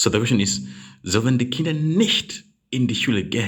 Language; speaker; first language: German; non-native, learner; English